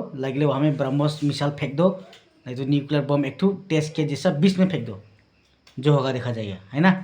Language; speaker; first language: Hindi; non-native, local second language; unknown